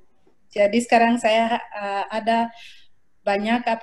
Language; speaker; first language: Indonesian; non-native, learner; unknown